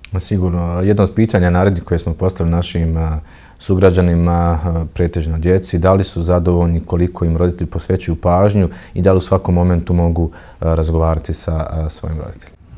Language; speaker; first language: Bosnian; native; Bosnian